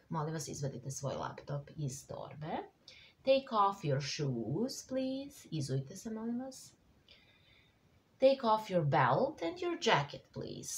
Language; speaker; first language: English; non-native, fluent; Serbian